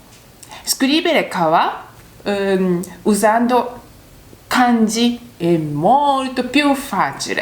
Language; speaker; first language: Italian; non-native, learner; Japanese